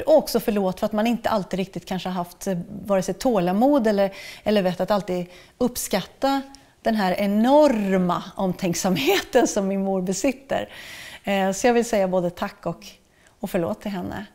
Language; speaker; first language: Swedish; native; Swedish